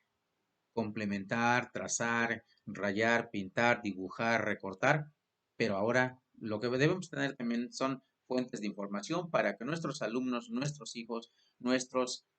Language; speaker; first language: Spanish; native; Spanish